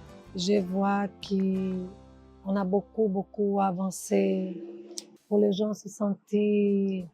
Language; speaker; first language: French; non-native, fluent; Portuguese